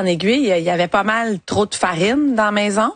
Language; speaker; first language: French; native; French